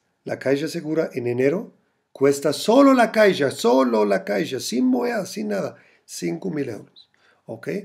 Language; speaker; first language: Spanish; non-native, fluent; German